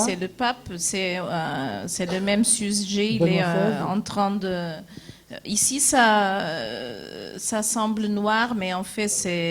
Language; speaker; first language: French; non-native, fluent; Portuguese